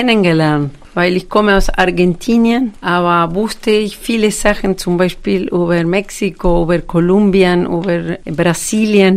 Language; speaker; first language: German; non-native, fluent; Spanish